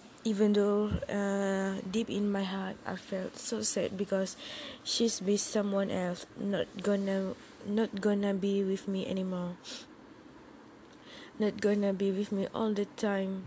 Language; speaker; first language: English; non-native, learner; Malay